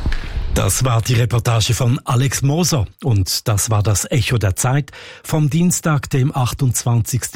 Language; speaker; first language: German; native; German